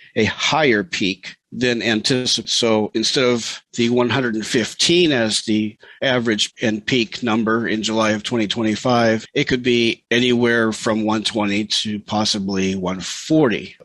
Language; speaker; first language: English; native; English